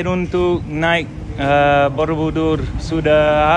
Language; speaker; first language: Indonesian; non-native, learner; English